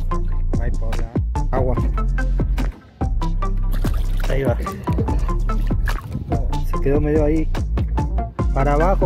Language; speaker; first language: Spanish; native; Spanish